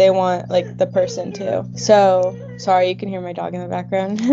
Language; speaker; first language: English; native; English